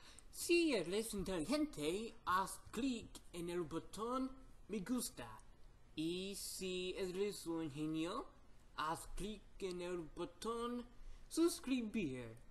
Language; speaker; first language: Spanish; non-native, learner; English